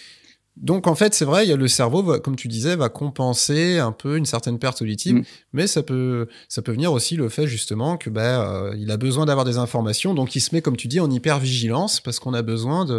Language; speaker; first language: French; native; French